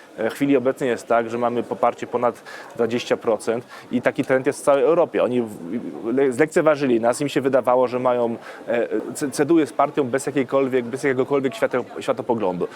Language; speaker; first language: Polish; early bilingual, heritage; Polish